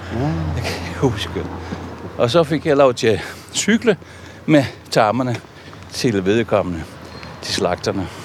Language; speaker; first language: Danish; non-native, fluent; Italian